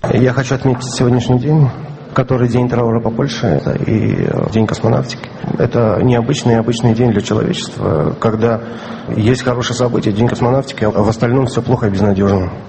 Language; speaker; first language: Russian; native; Russian